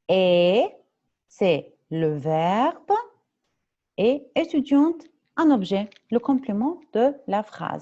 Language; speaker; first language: French; non-native, fluent; Arabic